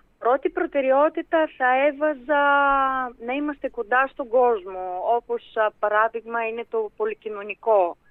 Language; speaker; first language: Greek; non-native, fluent; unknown